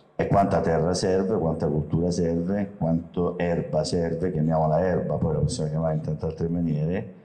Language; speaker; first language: Italian; native; Italian